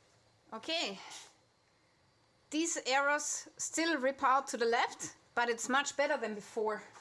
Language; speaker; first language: English; non-native, fluent; German